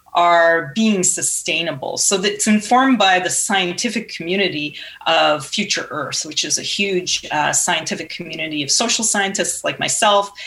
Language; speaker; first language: English; native; English